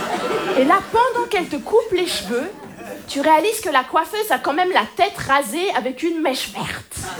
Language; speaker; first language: French; native; French